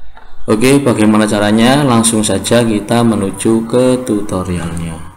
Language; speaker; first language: Indonesian; native; Indonesian